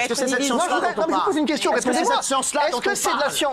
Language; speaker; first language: French; native; French